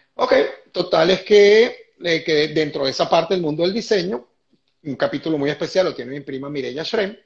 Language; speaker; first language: Spanish; native; Spanish